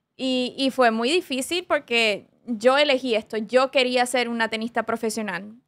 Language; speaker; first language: Spanish; early bilingual, heritage; Spanish